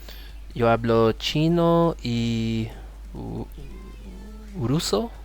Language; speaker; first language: Spanish; non-native, learner; English